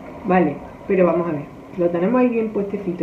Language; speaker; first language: Spanish; native; Spanish